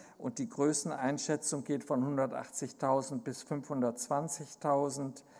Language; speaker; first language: German; native; German